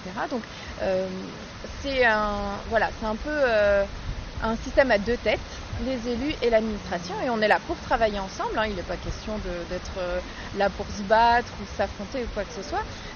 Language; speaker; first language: French; native; French